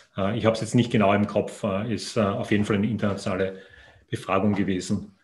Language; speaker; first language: German; native; German